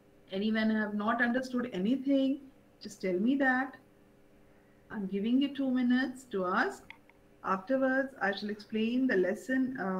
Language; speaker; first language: English; non-native, local second language; Hindi